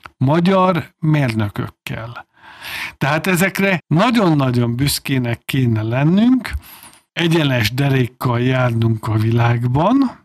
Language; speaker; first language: Hungarian; native; Hungarian